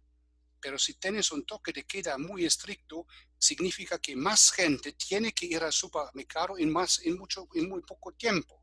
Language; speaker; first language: Spanish; non-native, fluent; German